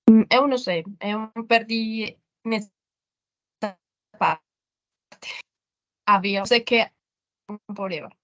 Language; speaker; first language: Portuguese; non-native, learner; Spanish